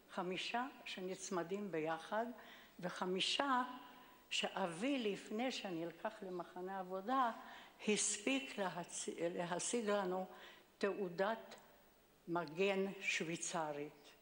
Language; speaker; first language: Hebrew; non-native, fluent; Hungarian